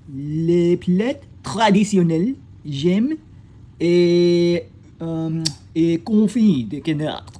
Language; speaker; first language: French; non-native, learner; English